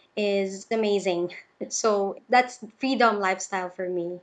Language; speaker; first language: English; non-native, local second language; Cebuano